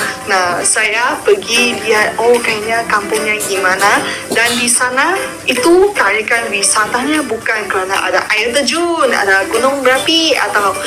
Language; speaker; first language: Indonesian; non-native, fluent; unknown